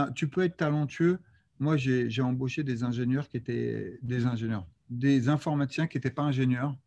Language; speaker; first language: French; native; French